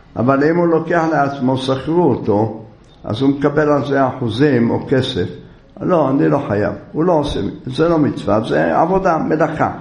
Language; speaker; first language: Hebrew; native; Hebrew